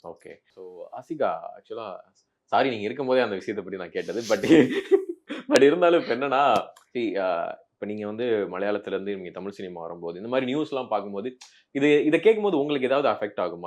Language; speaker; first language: Tamil; native; Tamil